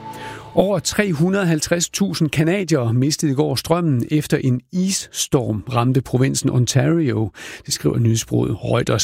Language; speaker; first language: Danish; native; Danish